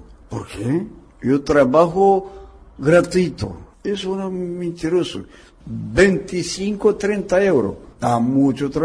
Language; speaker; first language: Spanish; non-native, learner; Romanian